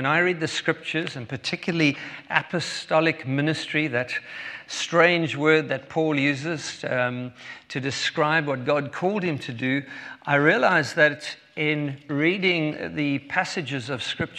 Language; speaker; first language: English; native; English